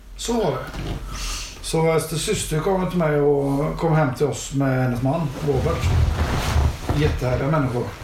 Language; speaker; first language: Swedish; native; Swedish